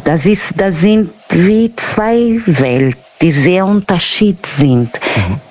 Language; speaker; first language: German; non-native, fluent; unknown